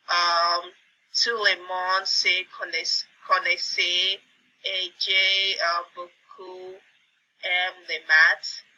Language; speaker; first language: French; non-native, learner; English